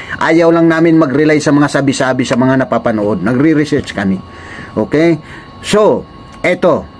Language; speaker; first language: Filipino; non-native, local second language; Waray